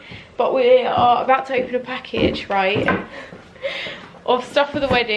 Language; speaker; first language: English; native; English